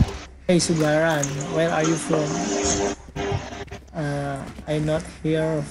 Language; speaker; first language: English; non-native, learner; Indonesian